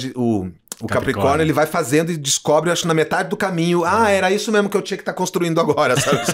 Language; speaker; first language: Portuguese; native; Portuguese